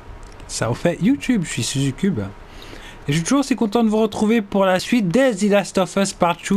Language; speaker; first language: French; native; French